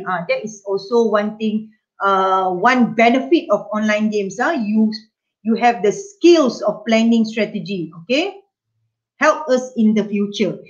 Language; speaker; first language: English; non-native, local second language; Malay